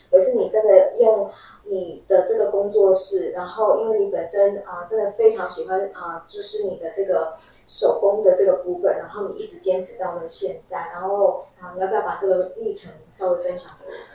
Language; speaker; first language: Chinese; native; Chinese